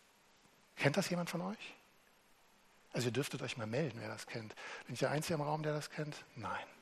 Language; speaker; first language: German; native; German